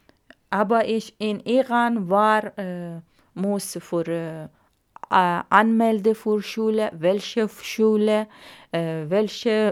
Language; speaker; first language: German; non-native, learner; Arabic